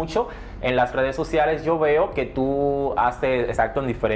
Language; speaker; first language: Spanish; native; Spanish